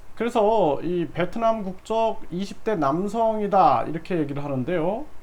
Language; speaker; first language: Korean; native; Korean